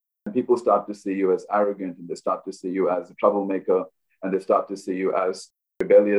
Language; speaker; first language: English; non-native, local second language; Hindi